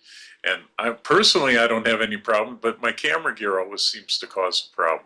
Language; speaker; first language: English; native; English